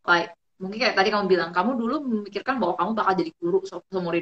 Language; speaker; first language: Indonesian; native; Indonesian